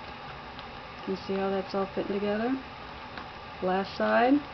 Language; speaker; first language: English; native; English